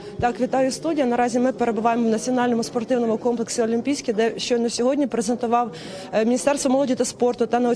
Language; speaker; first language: Ukrainian; native; Ukrainian